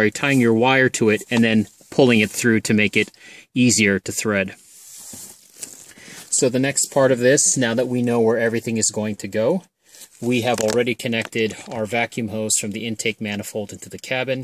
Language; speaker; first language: English; native; English